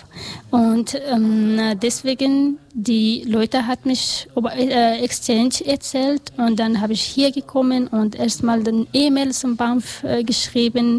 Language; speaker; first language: German; non-native, learner; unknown